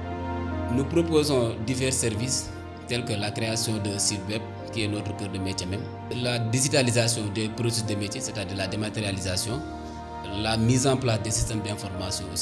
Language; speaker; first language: French; non-native, local second language; Wolof